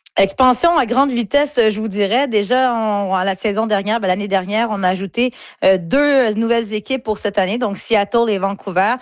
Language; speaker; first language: French; native; French